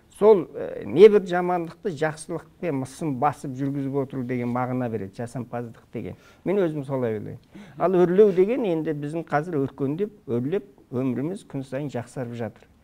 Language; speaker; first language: Kazakh; early bilingual, heritage; Kazakh